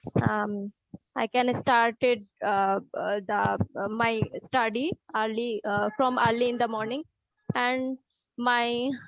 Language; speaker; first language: English; non-native, learner; Bangla